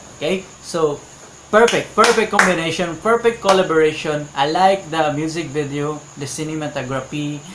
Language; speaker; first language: English; non-native, local second language; Cebuano